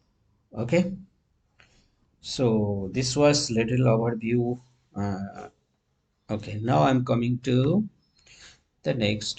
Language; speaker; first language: English; non-native, local second language; Hindi